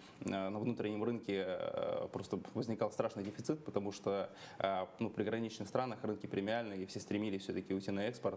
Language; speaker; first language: Russian; native; Russian